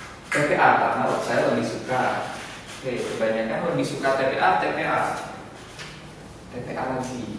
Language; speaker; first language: Indonesian; native; Indonesian